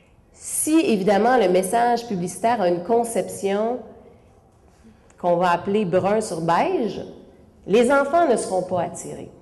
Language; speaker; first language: French; native; French